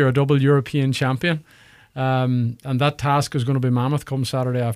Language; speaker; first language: English; native; English